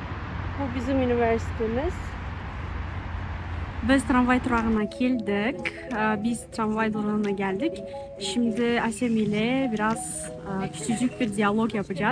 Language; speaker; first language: Turkish; non-native, learner; Kazakh